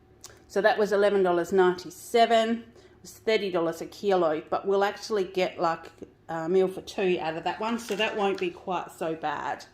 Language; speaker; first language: English; native; English